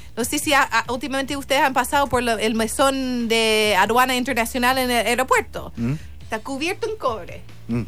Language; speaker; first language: Spanish; non-native, fluent; English